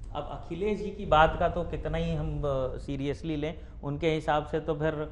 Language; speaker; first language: Hindi; native; Hindi